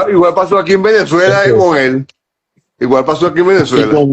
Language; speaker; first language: Spanish; native; Spanish